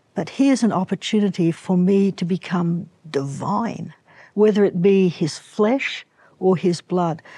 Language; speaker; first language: English; native; English